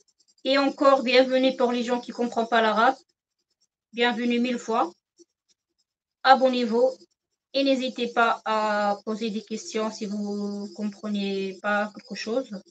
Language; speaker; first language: French; non-native, local second language; Arabic